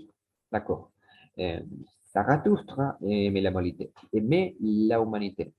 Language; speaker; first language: French; non-native, learner; Spanish